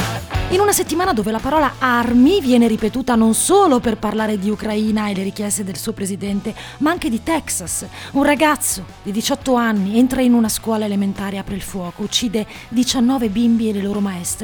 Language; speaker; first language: Italian; native; Italian